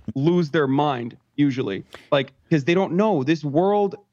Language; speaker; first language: English; non-native, fluent; Turkish